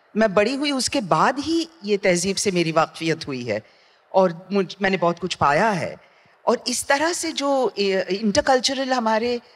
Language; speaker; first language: Hindi; non-native, local second language; Gujarati